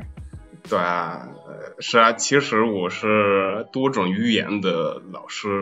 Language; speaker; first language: Chinese; non-native, fluent; Spanish